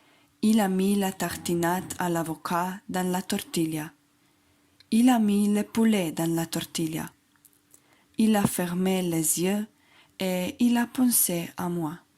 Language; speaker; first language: French; non-native, learner; Slovenian